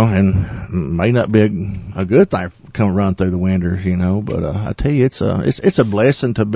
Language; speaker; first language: English; native; English